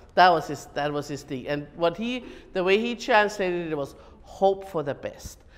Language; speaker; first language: English; native; English